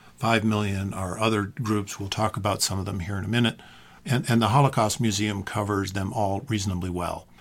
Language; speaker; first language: English; native; English